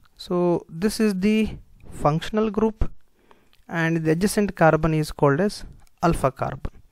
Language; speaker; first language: English; non-native, local second language; Kannada